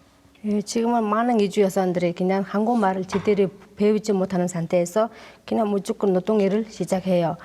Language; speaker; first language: Korean; non-native, learner; Mongolian